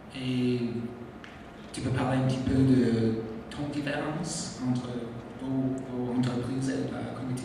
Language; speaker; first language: French; non-native, fluent; English